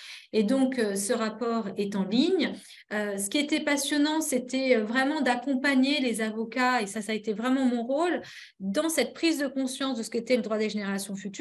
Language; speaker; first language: French; native; French